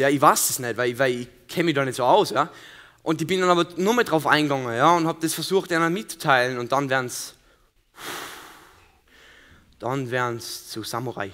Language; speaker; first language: German; native; German